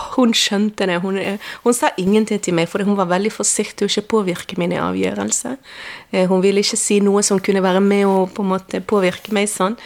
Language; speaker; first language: Norwegian; non-native, fluent; Spanish